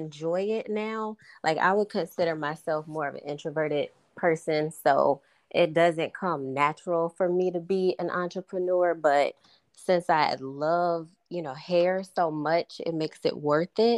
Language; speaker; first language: English; native; English